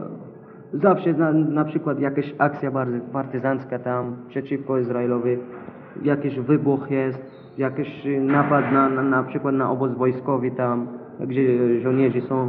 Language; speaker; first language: Polish; non-native, learner; Arabic